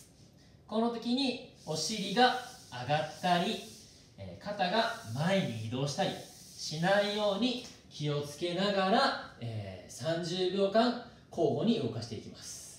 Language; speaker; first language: Japanese; native; Japanese